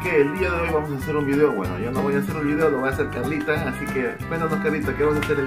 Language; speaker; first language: Spanish; native; Spanish